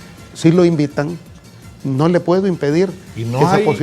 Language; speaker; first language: Spanish; native; Spanish